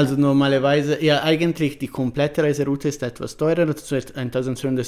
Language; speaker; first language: German; non-native, fluent; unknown